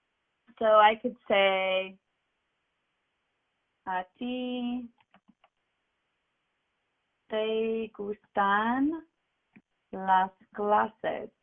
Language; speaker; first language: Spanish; non-native, fluent; English